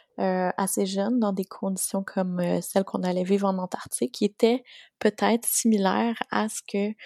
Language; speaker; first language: French; native; French